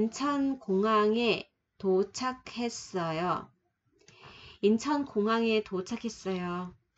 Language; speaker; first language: Korean; non-native, fluent; Vietnamese